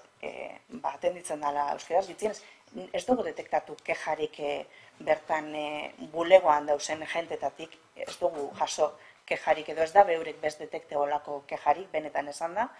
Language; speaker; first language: Basque; native; Basque